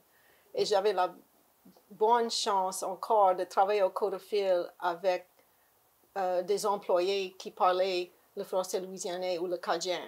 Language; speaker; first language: French; native; French